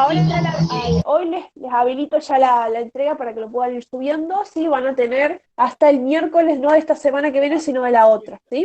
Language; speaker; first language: Spanish; native; Spanish